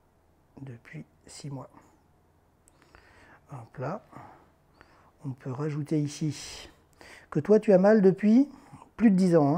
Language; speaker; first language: French; native; French